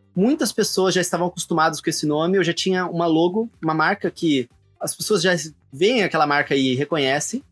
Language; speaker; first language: Portuguese; native; Portuguese